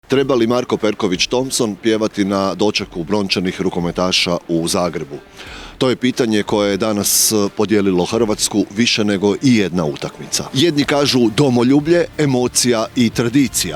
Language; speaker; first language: Croatian; native; Croatian